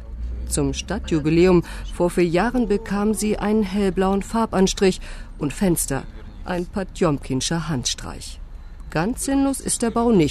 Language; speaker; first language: German; native; German